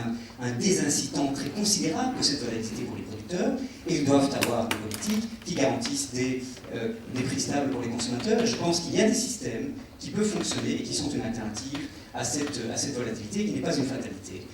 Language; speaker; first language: French; native; French